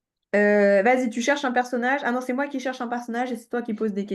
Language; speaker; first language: French; native; French